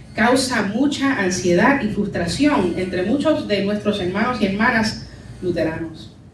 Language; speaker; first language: Spanish; early bilingual, heritage; Spanish